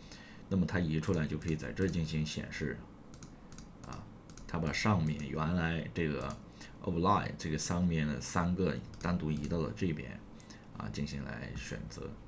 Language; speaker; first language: Chinese; native; Chinese